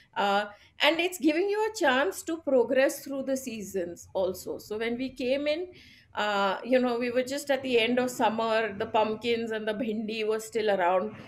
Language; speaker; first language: English; non-native, local second language; Gujarati